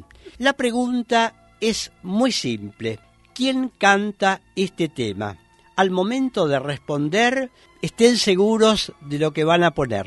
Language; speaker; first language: Spanish; native; Spanish